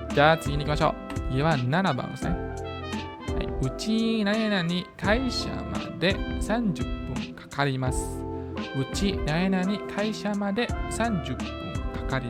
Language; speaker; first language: Japanese; non-native, fluent; Indonesian